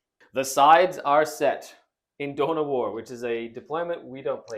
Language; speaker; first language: English; native; English